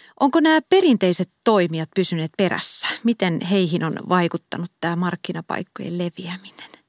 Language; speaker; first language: Finnish; native; Finnish